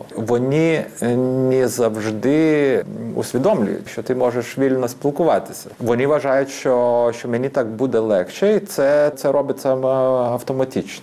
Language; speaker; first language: Ukrainian; non-native, fluent; Lithuanian